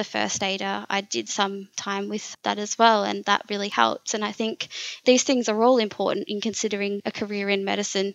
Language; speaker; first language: English; native; English